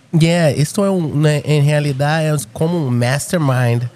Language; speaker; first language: Spanish; non-native, fluent; Portuguese